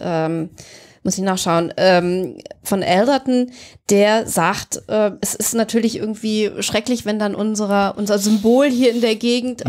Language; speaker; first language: German; native; German